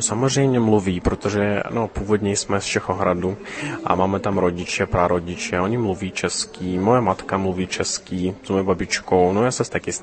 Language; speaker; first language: Czech; early bilingual, heritage; Russian